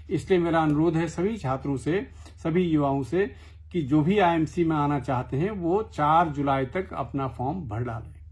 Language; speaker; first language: Hindi; native; Hindi